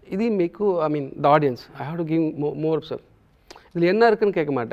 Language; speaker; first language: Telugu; non-native, local second language; Tamil